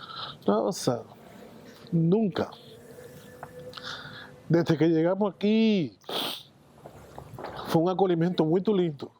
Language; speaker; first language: Portuguese; non-native, fluent; Spanish